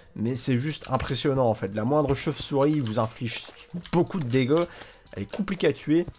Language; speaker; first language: French; native; French